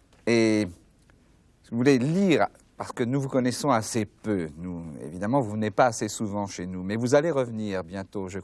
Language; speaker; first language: French; native; French